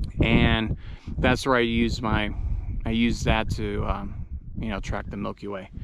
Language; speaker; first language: English; native; English